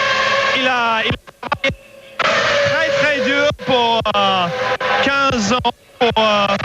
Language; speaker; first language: French; non-native, learner; English